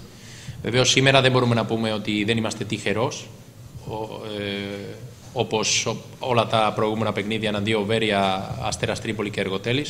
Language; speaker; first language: Greek; non-native, learner; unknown